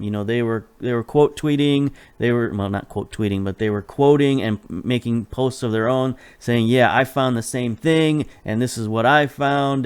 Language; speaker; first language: English; native; English